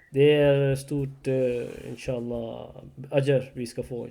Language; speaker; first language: Swedish; non-native, learner; Urdu